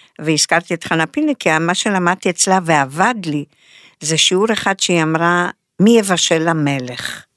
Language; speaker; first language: Hebrew; non-native, fluent; Spanish